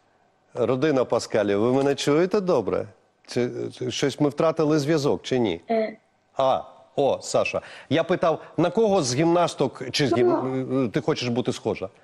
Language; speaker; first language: Ukrainian; native; Ukrainian